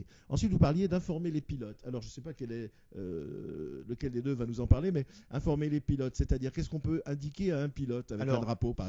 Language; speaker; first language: French; native; French